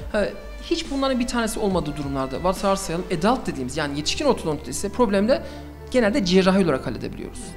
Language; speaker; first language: Turkish; early bilingual, heritage; Turkish